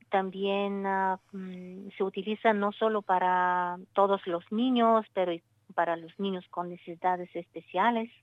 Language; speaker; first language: Spanish; non-native, learner; Bulgarian